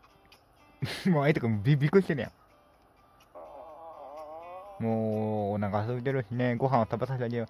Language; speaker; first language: Japanese; native; Japanese